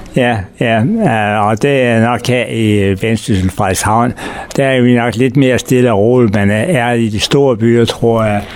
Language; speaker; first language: Danish; native; Danish